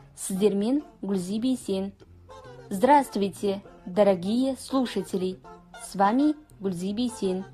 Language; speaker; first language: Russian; non-native, fluent; Kazakh